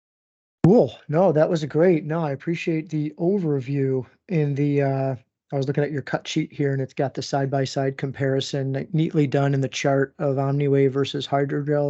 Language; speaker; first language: English; native; English